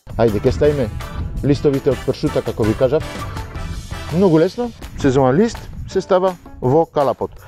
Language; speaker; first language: Macedonian; non-native, fluent; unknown